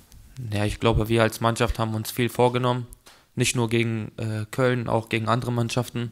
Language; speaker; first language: German; early bilingual, other home language; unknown